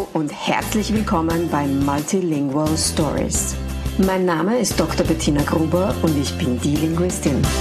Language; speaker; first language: German; native; German